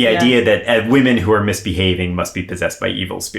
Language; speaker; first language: English; native; English